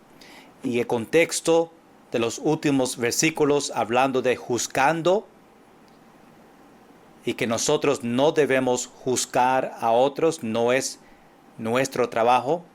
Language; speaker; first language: Spanish; non-native, fluent; English